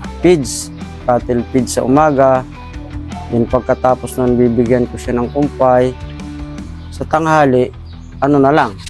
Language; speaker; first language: Filipino; native; Filipino